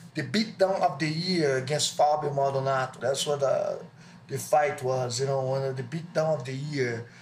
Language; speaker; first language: English; non-native, learner; Portuguese